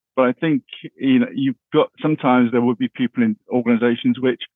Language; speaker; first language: English; native; English